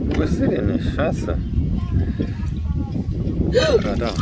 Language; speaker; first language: German; native; German